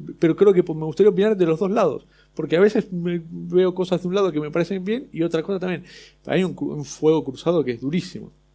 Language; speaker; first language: Spanish; native; Spanish